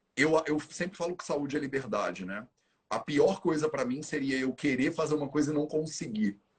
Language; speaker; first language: Portuguese; native; Portuguese